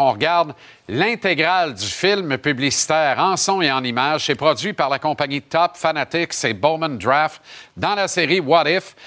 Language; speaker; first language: French; native; French